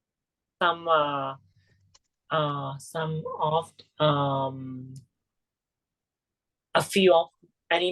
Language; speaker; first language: English; non-native, learner; Thai